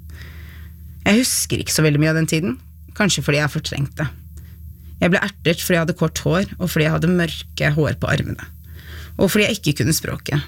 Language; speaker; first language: Norwegian; early bilingual, other home language; Arabic